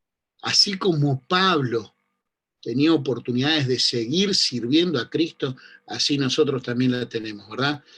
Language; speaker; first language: Spanish; native; Spanish